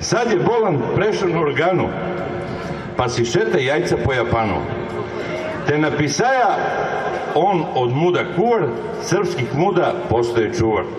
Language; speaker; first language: Bosnian; native; Bosnian